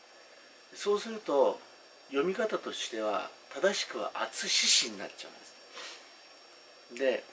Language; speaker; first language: Japanese; native; Japanese